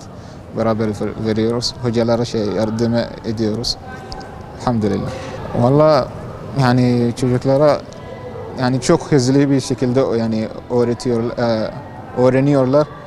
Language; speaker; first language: Turkish; non-native, learner; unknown